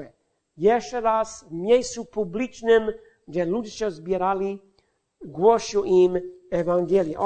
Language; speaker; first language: Polish; non-native, fluent; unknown